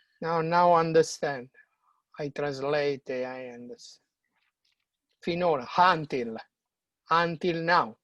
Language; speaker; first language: English; non-native, learner; Italian